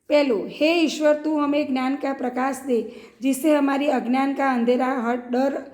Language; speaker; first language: Hindi; non-native, local second language; Gujarati